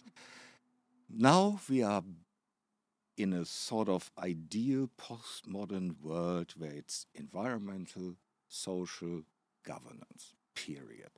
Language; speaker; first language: English; non-native, fluent; German